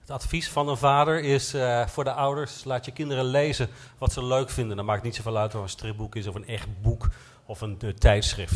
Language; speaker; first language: Dutch; native; Dutch